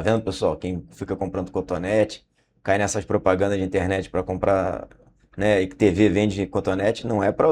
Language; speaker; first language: Portuguese; native; Portuguese